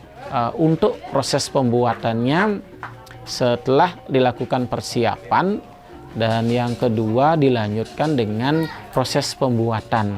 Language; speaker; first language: Indonesian; native; Indonesian